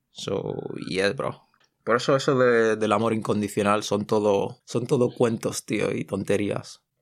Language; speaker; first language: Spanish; early bilingual, other home language; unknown